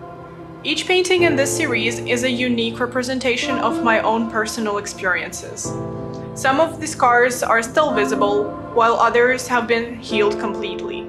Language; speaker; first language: English; non-native, fluent; Russian